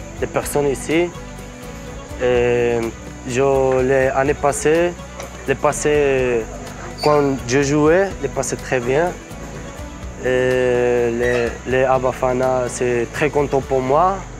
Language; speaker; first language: French; non-native, learner; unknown